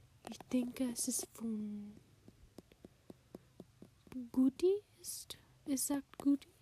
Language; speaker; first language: German; non-native, learner; English